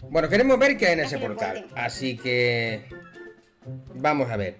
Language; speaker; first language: Spanish; native; Spanish